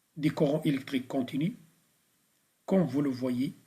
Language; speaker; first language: French; non-native, local second language; Arabic